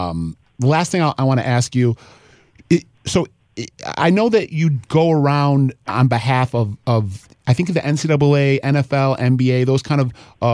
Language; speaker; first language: English; native; English